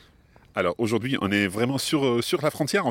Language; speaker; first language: French; non-native, fluent; English